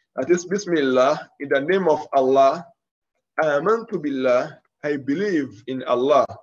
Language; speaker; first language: English; non-native, local second language; Yoruba